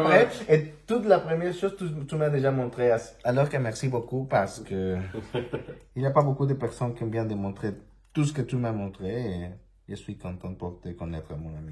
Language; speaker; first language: French; non-native, learner; Spanish